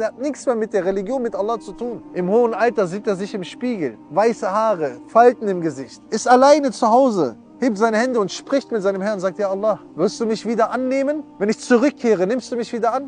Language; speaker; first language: German; early bilingual, other home language; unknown